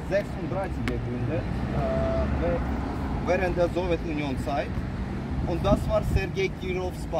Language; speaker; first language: German; non-native, fluent; Azerbaijani